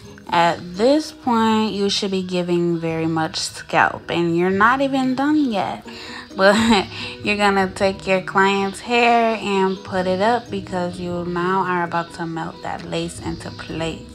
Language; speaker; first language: English; native; English